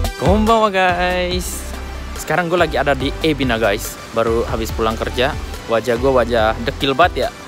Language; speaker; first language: Indonesian; native; Indonesian